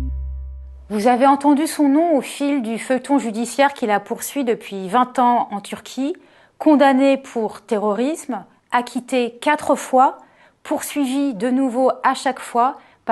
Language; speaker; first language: French; native; French